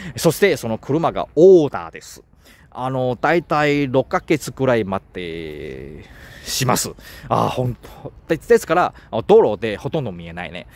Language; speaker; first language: Japanese; non-native, learner; Chinese